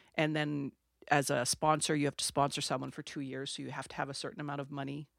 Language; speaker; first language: English; non-native, fluent; French